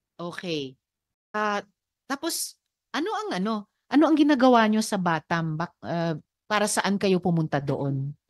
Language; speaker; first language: Filipino; native; Filipino